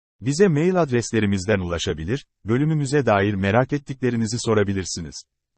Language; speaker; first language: Turkish; native; Turkish